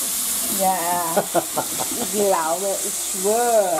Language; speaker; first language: German; non-native, learner; Thai